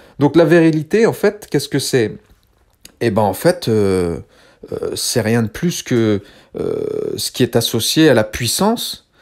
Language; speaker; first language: French; early bilingual, other home language; Kabyle